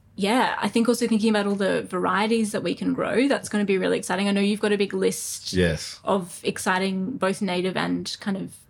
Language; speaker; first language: English; native; English